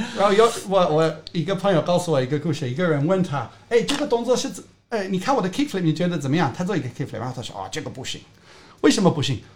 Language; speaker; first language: Chinese; non-native, fluent; English